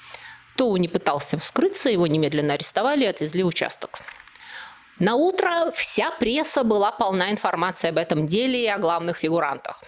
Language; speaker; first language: Russian; native; Russian